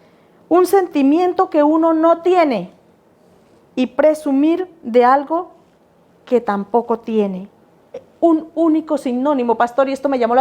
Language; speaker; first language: Spanish; native; Spanish